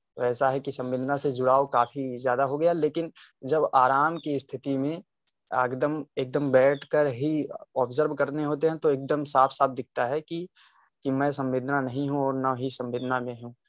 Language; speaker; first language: Hindi; native; Hindi